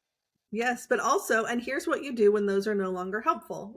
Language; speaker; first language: English; native; English